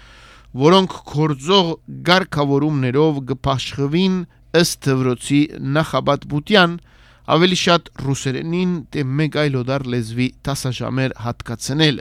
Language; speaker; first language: Armenian; early bilingual, heritage; Armenian